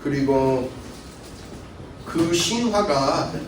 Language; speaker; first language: Korean; non-native, fluent; English